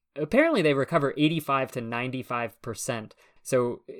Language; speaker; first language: English; native; English